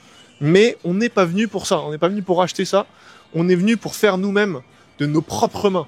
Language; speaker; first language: French; native; French